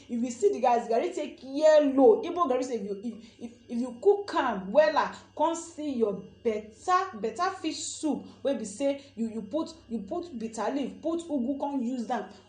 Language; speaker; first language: Nigerian Pidgin; non-native, local second language; Yoruba